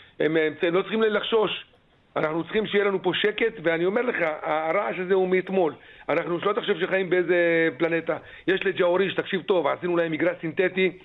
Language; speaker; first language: Hebrew; native; Hebrew